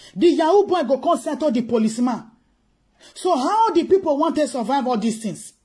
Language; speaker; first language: English; non-native, local second language; Bini